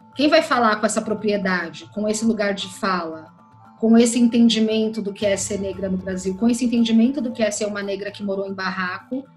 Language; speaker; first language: Portuguese; native; Portuguese